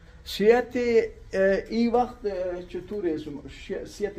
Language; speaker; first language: Persian; non-native, learner; Pashto